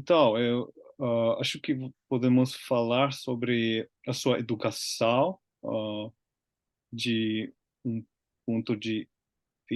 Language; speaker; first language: Portuguese; non-native, learner; Finnish